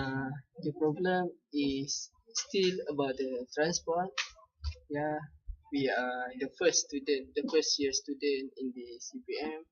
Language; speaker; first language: English; non-native, local second language; Malay